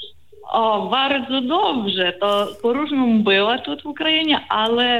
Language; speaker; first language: Polish; non-native, learner; Ukrainian